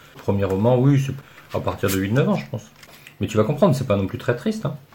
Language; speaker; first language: French; native; French